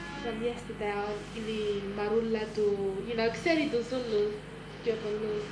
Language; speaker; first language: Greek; early bilingual, heritage; Greek